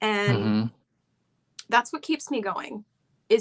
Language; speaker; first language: English; native; English